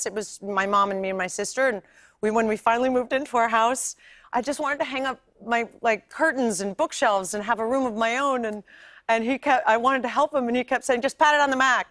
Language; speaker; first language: English; native; English